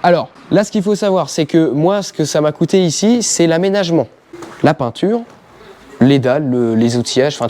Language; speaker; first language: French; native; French